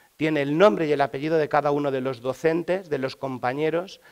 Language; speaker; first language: Spanish; native; Spanish